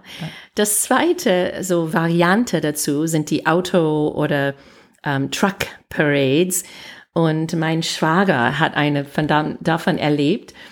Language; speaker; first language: German; non-native, fluent; English